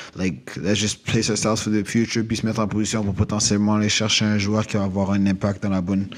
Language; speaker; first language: French; native; French